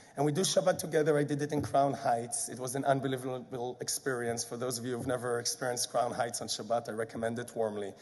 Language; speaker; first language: English; non-native, fluent; Hebrew